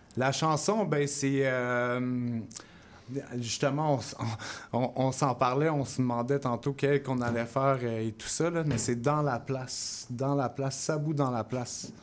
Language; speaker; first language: French; native; French